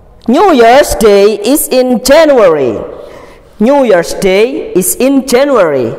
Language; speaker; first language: English; non-native, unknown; Javanese